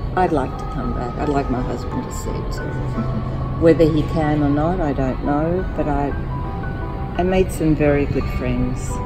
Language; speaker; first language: English; early bilingual, other home language; Hungarian